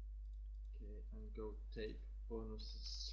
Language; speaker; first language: English; non-native, learner; Russian